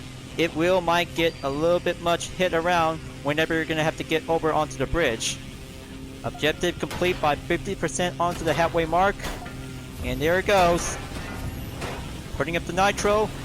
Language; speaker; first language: English; non-native, fluent; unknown